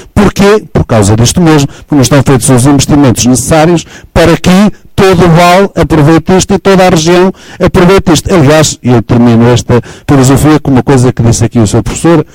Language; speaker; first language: Portuguese; native; Portuguese